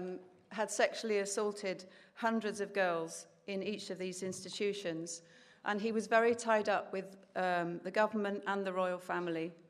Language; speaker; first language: English; native; English